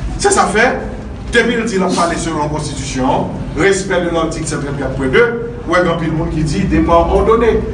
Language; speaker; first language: French; non-native, local second language; Haitian Creole